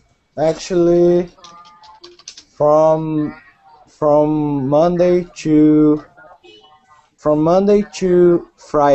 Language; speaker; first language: English; non-native, learner; Portuguese